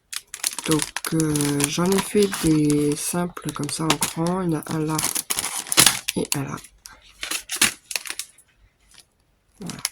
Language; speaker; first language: French; native; French